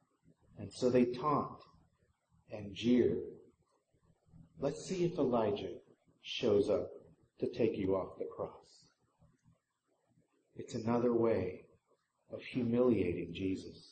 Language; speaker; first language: English; native; English